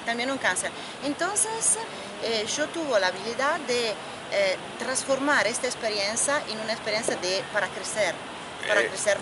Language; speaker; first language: Spanish; non-native, fluent; Italian